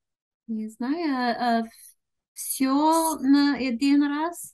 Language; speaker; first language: Russian; non-native, learner; Bulgarian